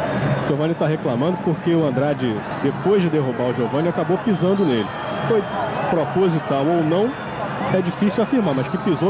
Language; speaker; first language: Portuguese; native; Portuguese